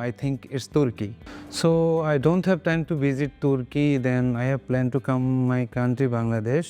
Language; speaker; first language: English; non-native, local second language; Bangla